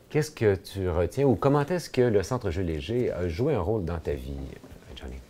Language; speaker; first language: French; native; French